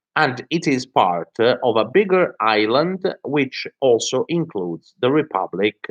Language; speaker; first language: English; non-native, fluent; Italian